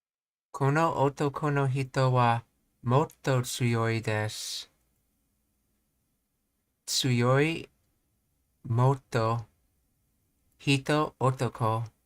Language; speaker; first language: Japanese; non-native, learner; English